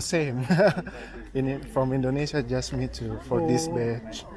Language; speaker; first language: English; non-native, learner; Indonesian